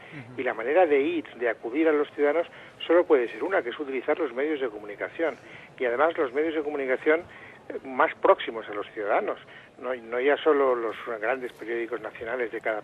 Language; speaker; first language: Spanish; native; Spanish